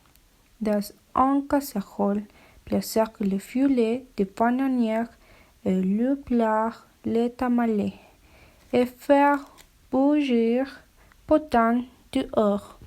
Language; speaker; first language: French; non-native, learner; Spanish